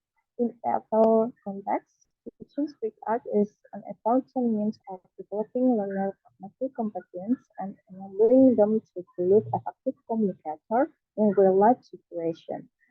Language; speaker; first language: English; non-native, learner; Indonesian